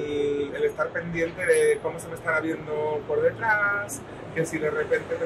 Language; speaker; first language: Spanish; native; Spanish